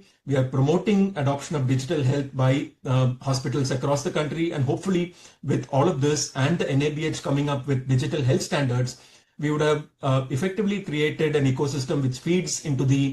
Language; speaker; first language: English; non-native, local second language; Tamil